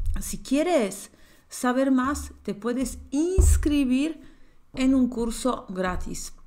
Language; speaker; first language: Spanish; non-native, fluent; Polish